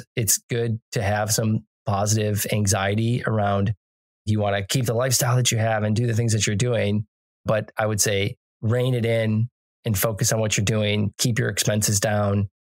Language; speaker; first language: English; native; English